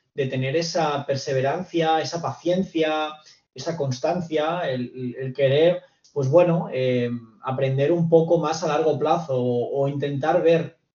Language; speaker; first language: Spanish; native; Spanish